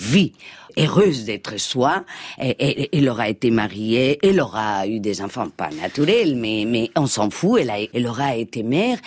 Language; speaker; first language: French; non-native, fluent; Spanish